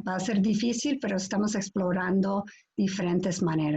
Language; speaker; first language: Spanish; non-native, fluent; English